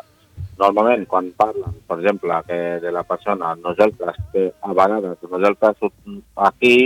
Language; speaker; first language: Catalan; non-native, learner; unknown